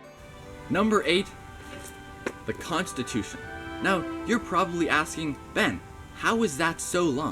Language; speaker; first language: English; native; English